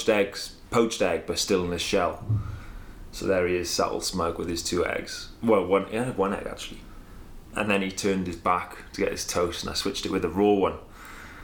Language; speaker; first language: English; native; English